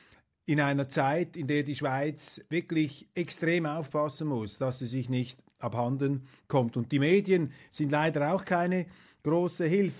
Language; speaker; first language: German; native; German